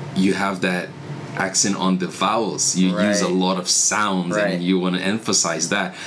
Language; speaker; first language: English; non-native, fluent; Portuguese